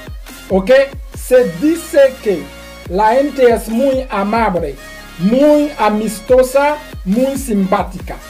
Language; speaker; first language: Spanish; non-native, learner; Haitian Creole